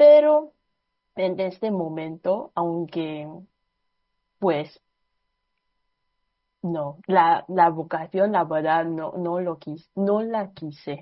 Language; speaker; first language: Spanish; non-native, fluent; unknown